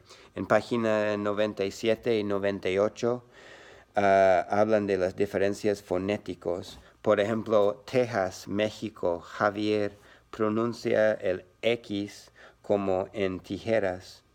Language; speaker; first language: Spanish; non-native, learner; English